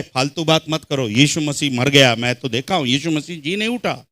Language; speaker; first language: Hindi; non-native, local second language; Telugu